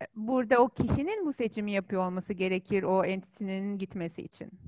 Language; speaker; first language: Turkish; native; Turkish